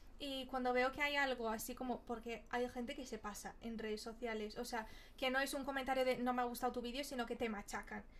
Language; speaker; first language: Spanish; early bilingual, other home language; Portuguese